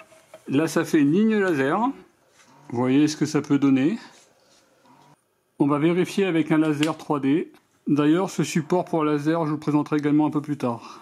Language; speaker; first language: French; native; French